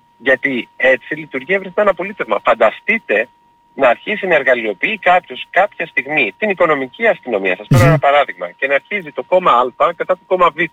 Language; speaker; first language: Greek; native; Greek